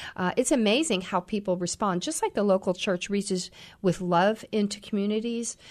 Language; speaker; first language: English; native; English